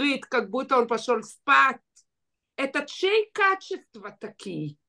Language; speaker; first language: Russian; early bilingual, heritage; Russian